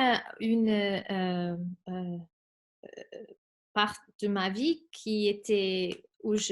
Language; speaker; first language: French; non-native, fluent; Spanish